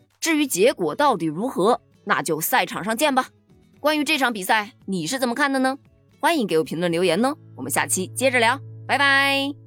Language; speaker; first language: Chinese; native; Chinese